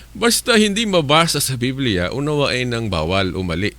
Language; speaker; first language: Filipino; non-native, fluent; Cebuano